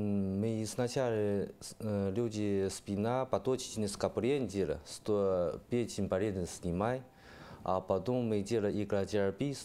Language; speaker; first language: Russian; non-native, learner; Chinese